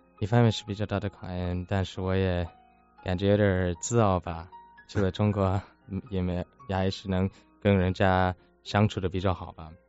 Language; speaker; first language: Chinese; early bilingual, heritage; English